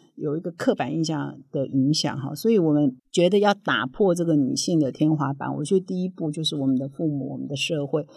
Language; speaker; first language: Chinese; native; Chinese